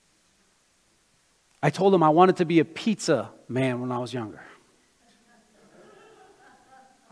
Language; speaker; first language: English; native; English